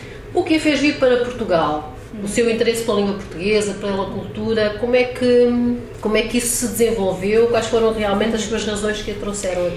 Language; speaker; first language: Portuguese; native; Portuguese